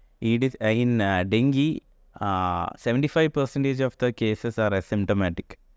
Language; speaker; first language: English; non-native, local second language; Malayalam